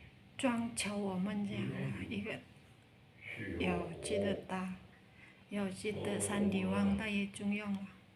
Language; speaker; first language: Chinese; non-native, learner; Indonesian